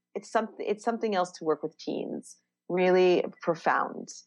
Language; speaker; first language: English; non-native, fluent; Hebrew